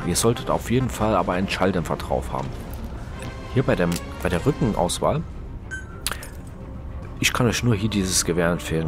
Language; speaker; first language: German; native; German